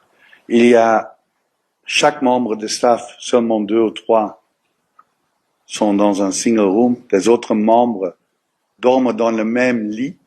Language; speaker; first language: French; non-native, learner; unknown